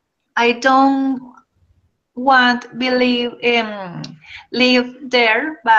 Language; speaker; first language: English; non-native, learner; Spanish